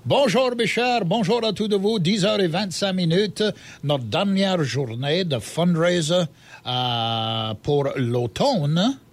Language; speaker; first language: French; native; French